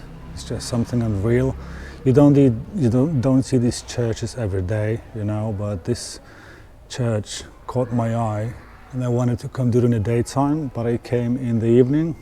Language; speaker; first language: English; non-native, fluent; Lithuanian